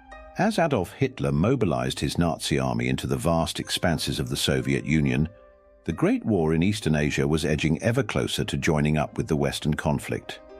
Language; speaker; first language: English; native; English